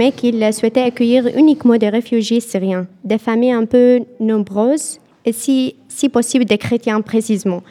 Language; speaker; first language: French; non-native, fluent; Arabic